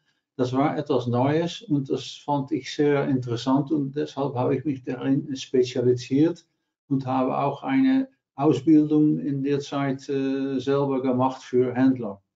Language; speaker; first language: German; non-native, learner; Dutch